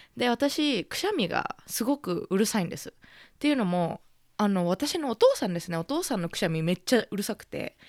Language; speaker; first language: Japanese; native; Japanese